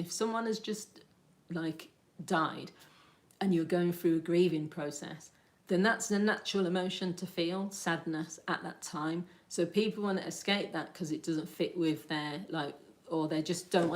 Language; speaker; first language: English; native; English